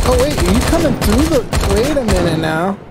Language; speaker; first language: English; native; English